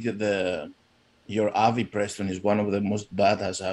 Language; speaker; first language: English; non-native, fluent; Greek